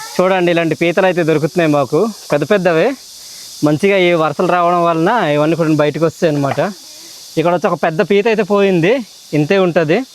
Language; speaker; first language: Telugu; non-native, local second language; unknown